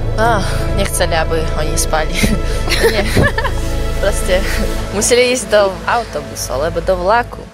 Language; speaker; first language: Slovak; non-native, learner; Ukrainian